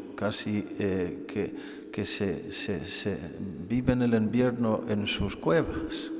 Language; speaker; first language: Spanish; non-native, fluent; English